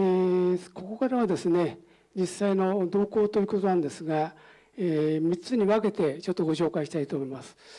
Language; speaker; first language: Japanese; native; Japanese